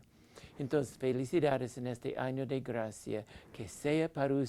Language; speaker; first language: Spanish; non-native, fluent; English